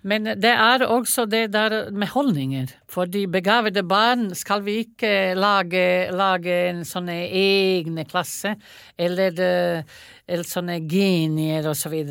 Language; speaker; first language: Norwegian; non-native, fluent; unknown